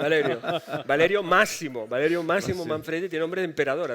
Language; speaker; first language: Spanish; native; Spanish